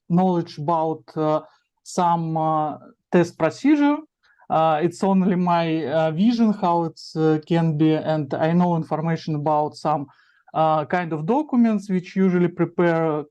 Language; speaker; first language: English; non-native, learner; Russian